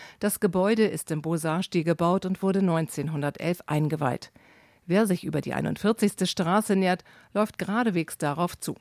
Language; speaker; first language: German; native; German